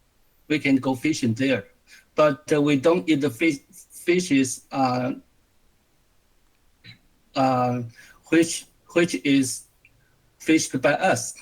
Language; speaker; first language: English; non-native, learner; Chinese